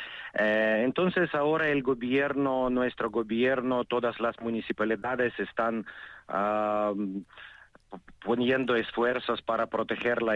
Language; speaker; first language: Spanish; non-native, fluent; Ukrainian